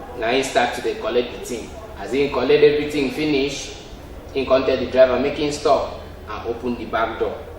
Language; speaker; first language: Nigerian Pidgin; non-native, local second language; Ibibio